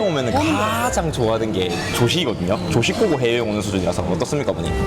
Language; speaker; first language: Korean; native; Korean